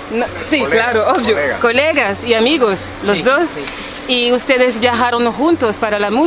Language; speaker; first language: Spanish; non-native, learner; French